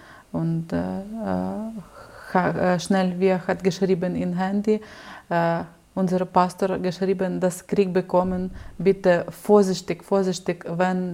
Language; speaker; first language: German; non-native, learner; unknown